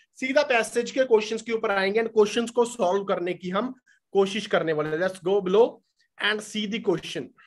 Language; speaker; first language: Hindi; non-native, local second language; Punjabi